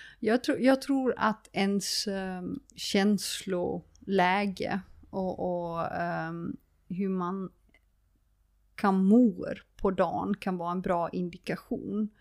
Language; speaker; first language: Swedish; non-native, fluent; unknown